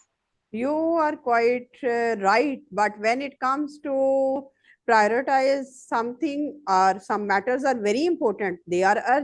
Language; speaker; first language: English; non-native, fluent; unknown